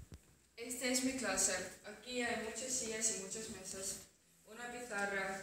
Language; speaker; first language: Spanish; non-native, learner; Estonian